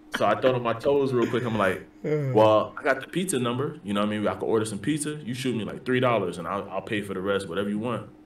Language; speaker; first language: English; native; English